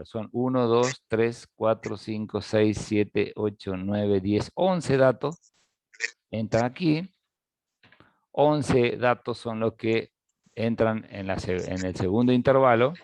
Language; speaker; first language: Spanish; native; Spanish